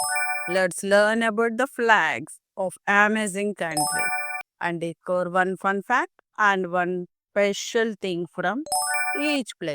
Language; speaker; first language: English; non-native, local second language; Telugu